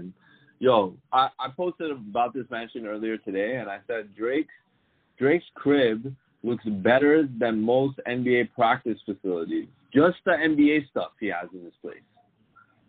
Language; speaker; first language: English; native; English